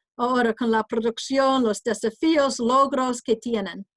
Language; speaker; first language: Spanish; non-native, learner; English